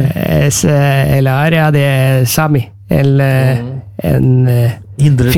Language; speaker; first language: Spanish; non-native, learner; Norwegian